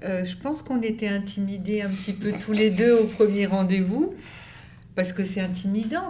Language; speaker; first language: French; native; French